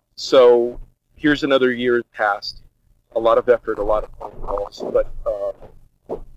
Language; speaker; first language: English; early bilingual, other home language; Portuguese